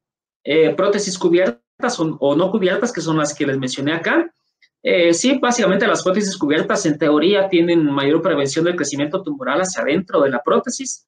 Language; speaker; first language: Spanish; native; Spanish